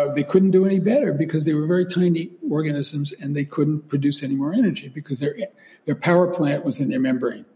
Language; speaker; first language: English; native; English